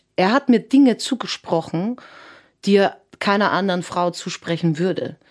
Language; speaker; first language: German; early bilingual, other home language; Serbian